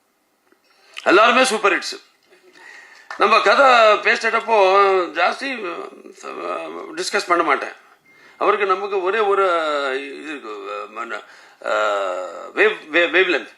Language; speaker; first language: Tamil; non-native, learner; Telugu